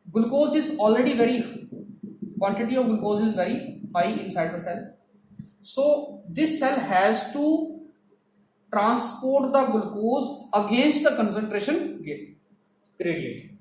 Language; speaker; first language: English; non-native, local second language; Hindi